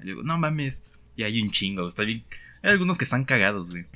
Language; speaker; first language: Spanish; native; Spanish